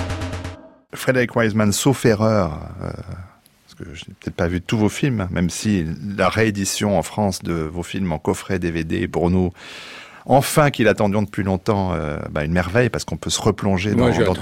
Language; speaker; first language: French; native; French